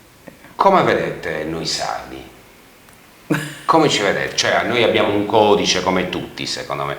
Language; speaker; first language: Italian; native; Italian